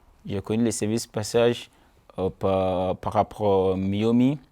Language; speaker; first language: French; non-native, learner; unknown